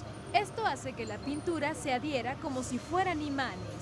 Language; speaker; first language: Spanish; native; Spanish